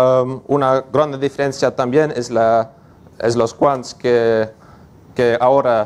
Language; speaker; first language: Spanish; non-native, learner; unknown